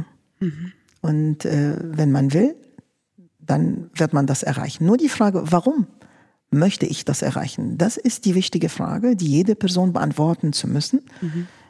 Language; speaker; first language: German; non-native, fluent; Arabic